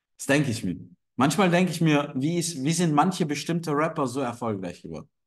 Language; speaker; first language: German; non-native, fluent; Turkish